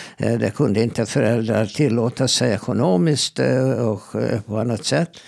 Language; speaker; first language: Swedish; non-native, fluent; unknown